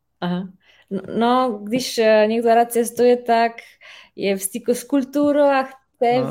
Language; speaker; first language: Czech; non-native, fluent; Slovenian